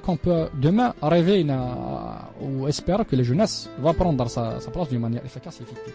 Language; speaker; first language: French; non-native, local second language; Arabic